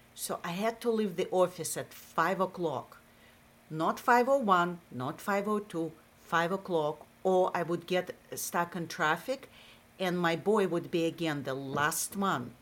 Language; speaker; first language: English; non-native, fluent; Russian